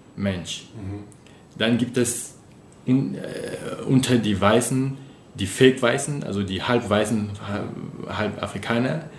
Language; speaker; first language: German; non-native, fluent; French